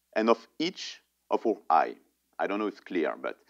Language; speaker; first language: English; non-native, fluent; French